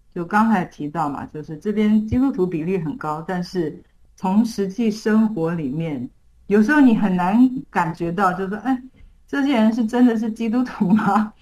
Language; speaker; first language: Chinese; native; Chinese